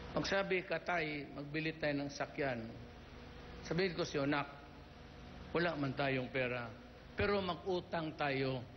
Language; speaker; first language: Filipino; non-native, local second language; Cebuano